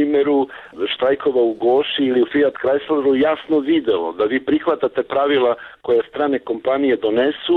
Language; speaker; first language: Serbian; native; Serbian